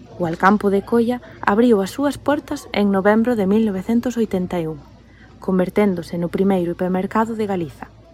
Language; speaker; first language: Galician; native; Galician